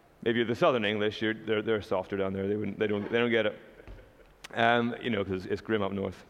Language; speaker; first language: English; native; English